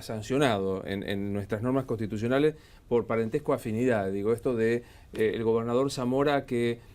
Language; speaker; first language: Spanish; native; Spanish